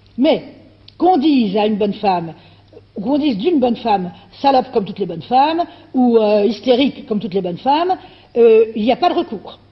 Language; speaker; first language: French; native; French